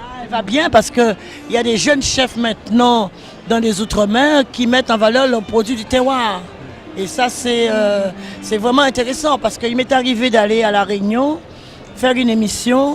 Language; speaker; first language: French; native; French